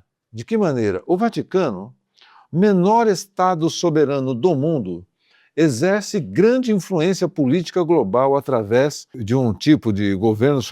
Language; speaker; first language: Portuguese; native; Portuguese